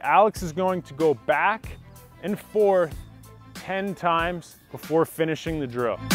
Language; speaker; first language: English; native; English